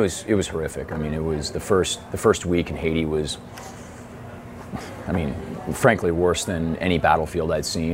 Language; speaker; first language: English; native; English